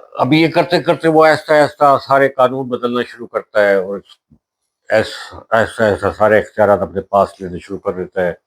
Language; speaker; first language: Urdu; non-native, local second language; Saraiki